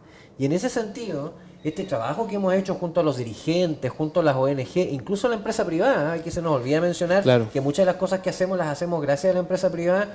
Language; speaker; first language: Spanish; native; Spanish